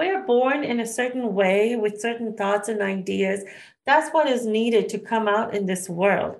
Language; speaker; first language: English; native; English